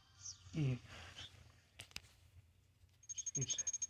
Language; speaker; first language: Japanese; non-native, learner; English